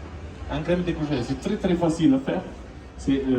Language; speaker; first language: French; non-native, learner; Italian